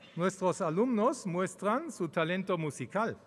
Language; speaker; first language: Spanish; early bilingual, other home language; German